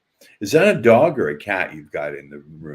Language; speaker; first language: English; native; English